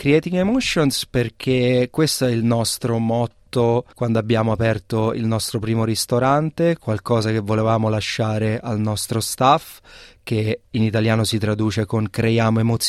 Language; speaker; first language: Italian; native; Italian